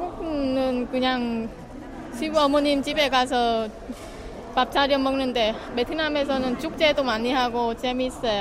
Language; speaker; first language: Korean; non-native, fluent; Vietnamese